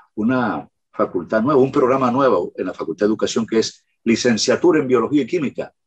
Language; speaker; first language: Spanish; native; Spanish